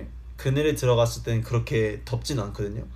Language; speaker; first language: Korean; early bilingual, heritage; Korean